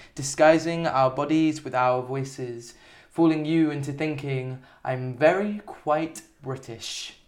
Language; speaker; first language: English; native; English